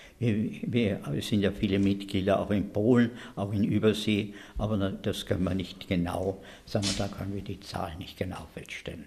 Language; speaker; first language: German; native; German